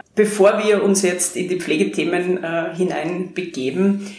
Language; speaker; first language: German; native; German